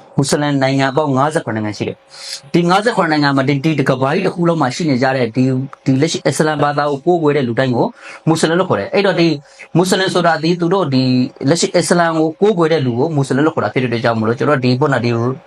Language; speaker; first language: Burmese; non-native, local second language; Rohingya